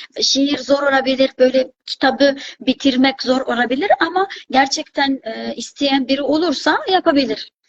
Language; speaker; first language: Turkish; non-native, fluent; Arabic